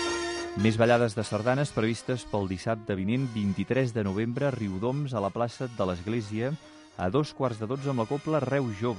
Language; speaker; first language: Catalan; native; Catalan